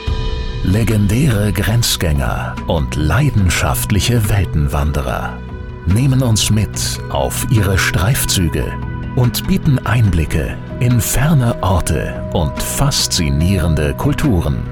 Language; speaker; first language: German; native; German